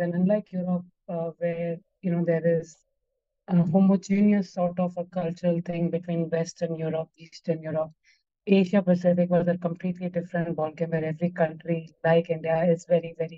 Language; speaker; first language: English; non-native, local second language; Gujarati